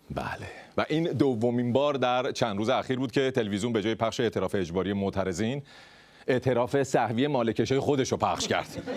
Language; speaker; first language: Persian; native; Persian